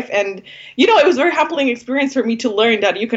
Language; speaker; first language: English; non-native, fluent; Polish